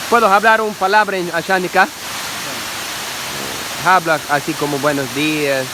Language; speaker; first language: Spanish; non-native, learner; English